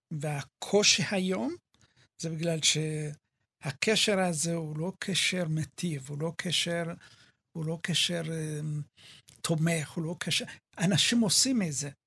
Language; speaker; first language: Hebrew; early bilingual, other home language; Amharic